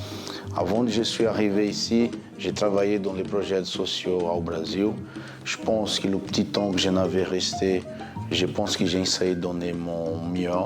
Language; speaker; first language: French; non-native, fluent; Portuguese